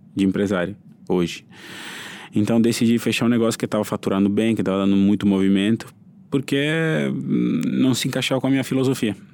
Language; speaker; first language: Portuguese; non-native, fluent; Italian